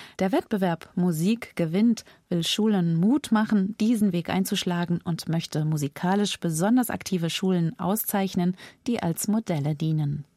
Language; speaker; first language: German; native; German